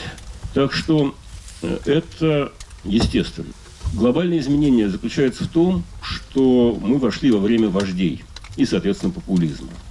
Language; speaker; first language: Russian; native; Russian